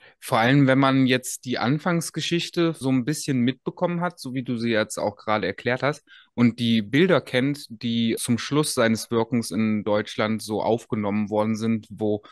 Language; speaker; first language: German; native; German